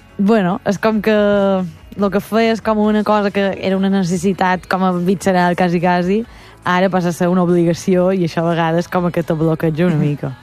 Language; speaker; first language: Catalan; native; Catalan